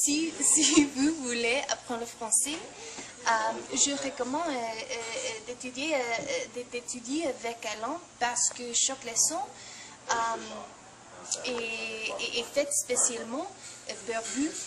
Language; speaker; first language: French; non-native, learner; English